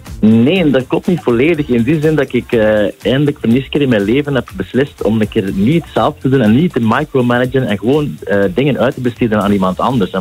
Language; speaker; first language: Dutch; native; Dutch